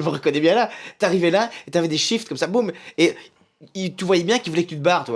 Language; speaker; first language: French; native; French